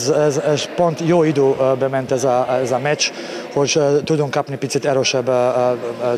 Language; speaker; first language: Hungarian; non-native, learner; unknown